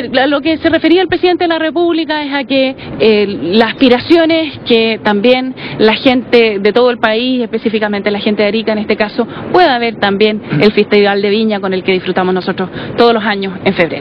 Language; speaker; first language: Spanish; native; Spanish